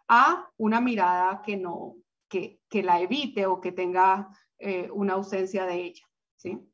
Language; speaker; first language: Spanish; native; Spanish